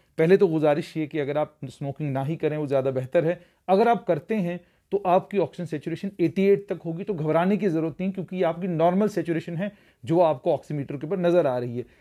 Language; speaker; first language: Hindi; native; Hindi